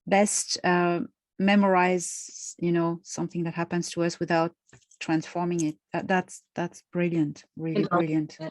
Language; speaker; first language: English; non-native, fluent; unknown